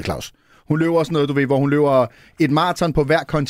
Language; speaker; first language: Danish; native; Danish